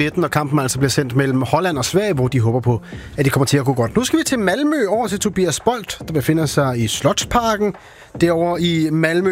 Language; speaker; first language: Danish; native; Danish